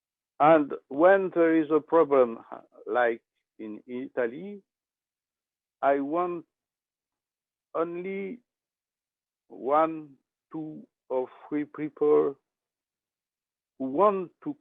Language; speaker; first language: English; non-native, learner; French